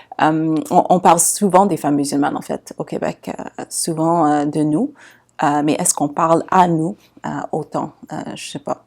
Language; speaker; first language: French; non-native, local second language; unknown